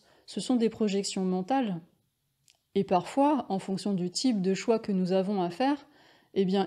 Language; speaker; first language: French; native; French